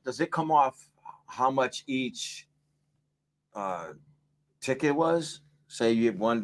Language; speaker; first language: English; native; English